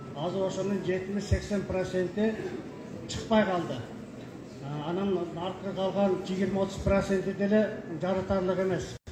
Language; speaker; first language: Kyrgyz; native; Kyrgyz